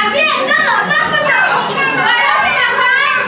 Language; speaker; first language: Spanish; native; Spanish